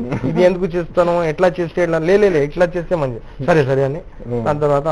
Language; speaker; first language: Telugu; non-native, local second language; Urdu